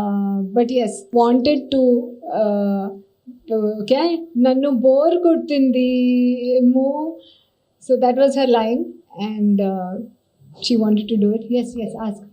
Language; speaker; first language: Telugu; non-native, learner; Hindi